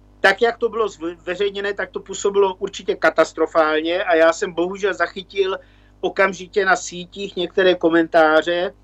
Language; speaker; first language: Czech; native; Czech